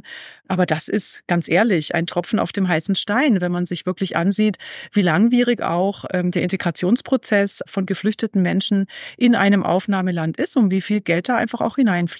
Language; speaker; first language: German; native; German